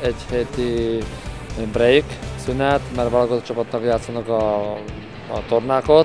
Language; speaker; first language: Hungarian; non-native, learner; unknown